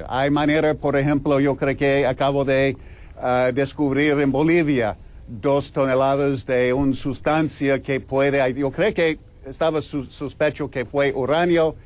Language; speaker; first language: Spanish; non-native, fluent; English